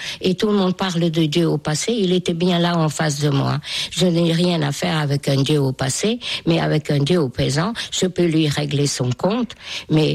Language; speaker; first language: French; non-native, fluent; Hungarian